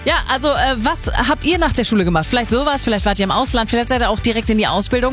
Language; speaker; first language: German; native; German